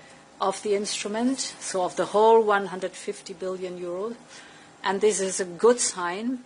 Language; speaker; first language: English; non-native, fluent; German